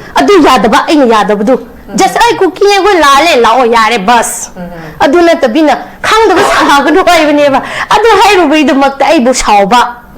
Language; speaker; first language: Manipuri; native; Manipuri